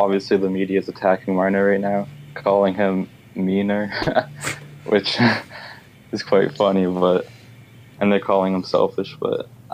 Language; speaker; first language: English; native; English